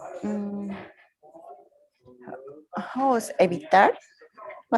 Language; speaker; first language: English; non-native, learner; Spanish